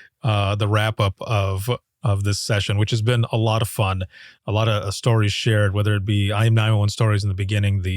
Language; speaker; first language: English; native; English